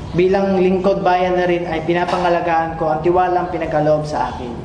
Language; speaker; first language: Filipino; native; Filipino